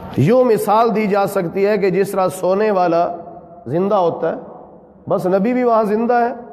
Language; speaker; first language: Urdu; non-native, local second language; Punjabi